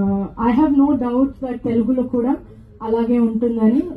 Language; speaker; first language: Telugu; non-native, fluent; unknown